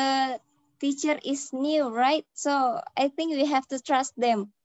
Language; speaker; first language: English; non-native, learner; Indonesian